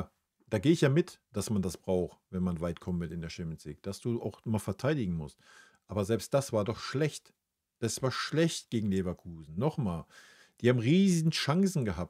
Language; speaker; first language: German; native; German